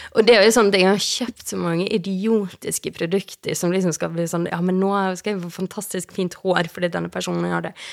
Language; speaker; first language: Norwegian; native; Norwegian